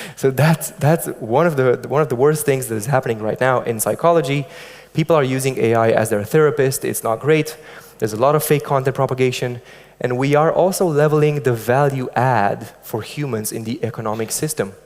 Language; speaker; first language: English; non-native, fluent; Romanian